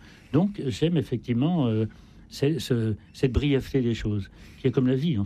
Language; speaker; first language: French; native; French